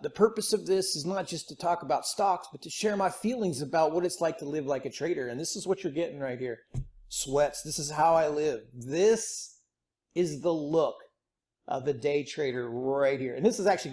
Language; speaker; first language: English; native; English